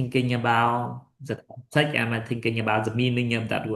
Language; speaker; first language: English; non-native, learner; Vietnamese